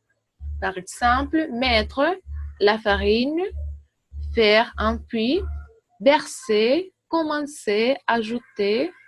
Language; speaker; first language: French; non-native, learner; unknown